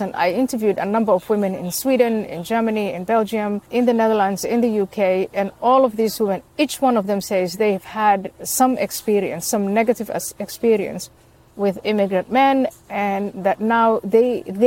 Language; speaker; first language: English; non-native, fluent; Somali